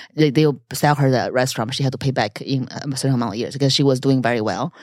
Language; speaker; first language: English; non-native, fluent; Chinese